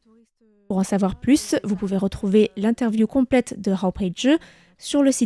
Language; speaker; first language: French; native; French